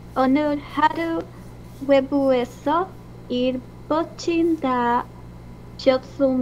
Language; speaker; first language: Korean; non-native, learner; Spanish